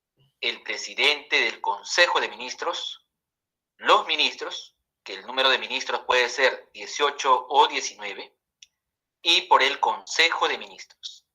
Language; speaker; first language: Spanish; native; Spanish